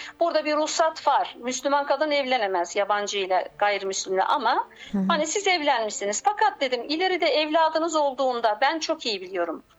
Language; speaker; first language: Turkish; native; Turkish